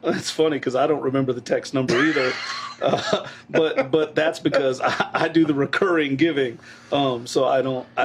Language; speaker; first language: English; native; English